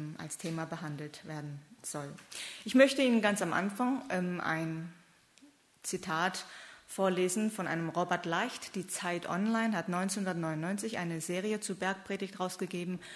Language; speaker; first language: German; early bilingual, other home language; Korean